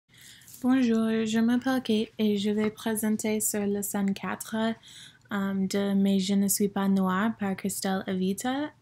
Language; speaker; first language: French; non-native, learner; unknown